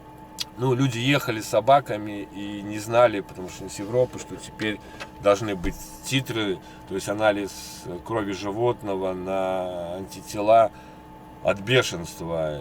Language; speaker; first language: Russian; native; Russian